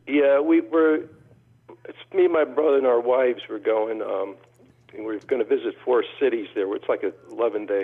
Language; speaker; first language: English; early bilingual, other home language; Polish